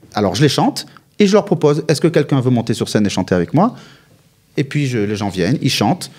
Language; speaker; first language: French; native; French